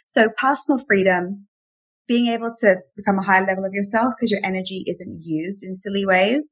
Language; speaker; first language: English; native; English